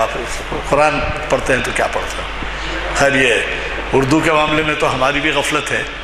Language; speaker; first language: Urdu; native; Urdu